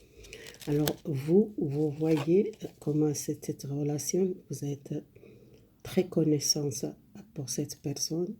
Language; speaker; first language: French; non-native, learner; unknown